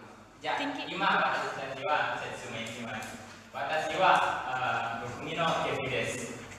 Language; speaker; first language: Japanese; non-native, learner; Indonesian